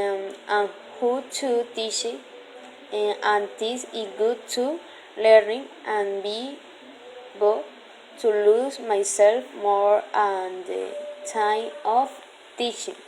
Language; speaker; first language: English; non-native, learner; Spanish